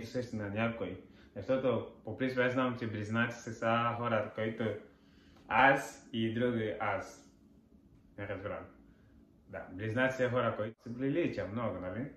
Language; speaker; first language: Bulgarian; non-native, learner; Portuguese